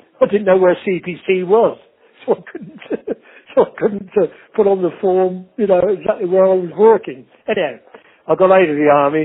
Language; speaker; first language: English; native; English